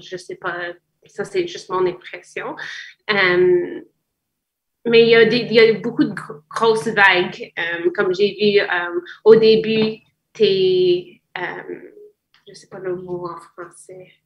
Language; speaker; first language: French; non-native, fluent; English